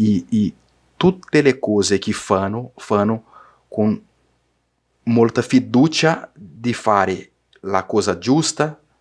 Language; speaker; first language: Italian; non-native, learner; Portuguese